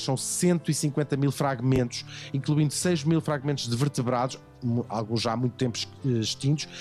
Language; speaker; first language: Portuguese; native; Portuguese